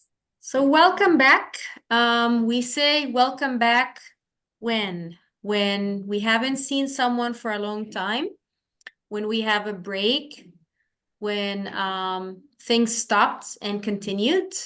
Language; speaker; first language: English; non-native, fluent; Arabic